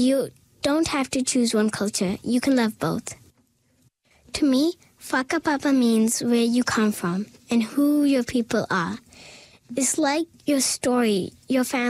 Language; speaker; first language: English; non-native, local second language; Urdu